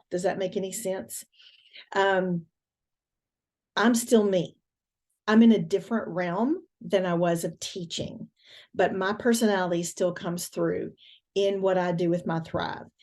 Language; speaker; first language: English; native; English